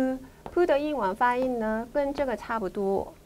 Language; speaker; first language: Chinese; non-native, fluent; Korean